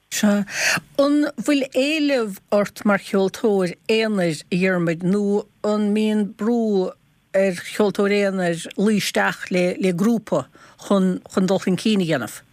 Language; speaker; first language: Irish; native; Irish